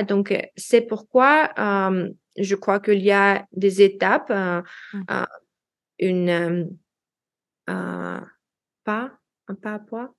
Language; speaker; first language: French; non-native, learner; Russian